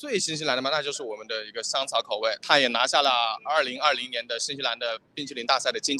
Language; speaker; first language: Chinese; native; Chinese